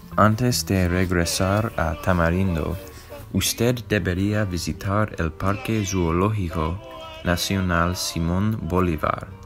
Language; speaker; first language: Spanish; non-native, learner; English